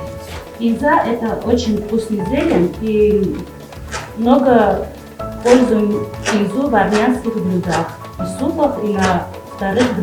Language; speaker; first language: Russian; non-native, fluent; Armenian